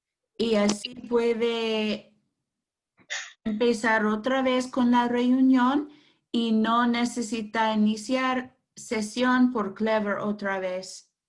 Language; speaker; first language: Spanish; non-native, fluent; English